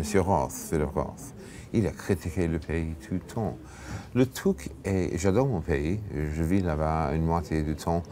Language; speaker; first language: French; non-native, fluent; English